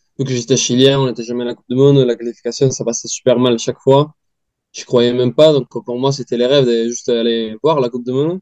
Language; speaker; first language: French; non-native, fluent; Spanish